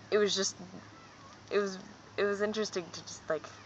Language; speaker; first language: English; native; English